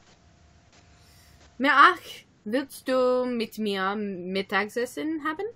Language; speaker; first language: German; non-native, learner; English